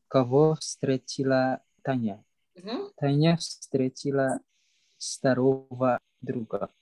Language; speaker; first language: Russian; non-native, learner; Indonesian